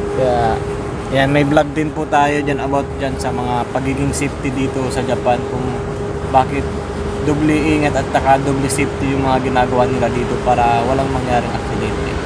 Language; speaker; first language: Filipino; native; Filipino